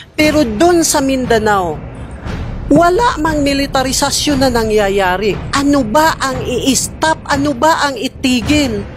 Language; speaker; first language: Filipino; non-native, local second language; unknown